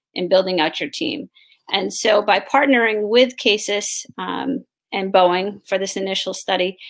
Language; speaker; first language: English; native; English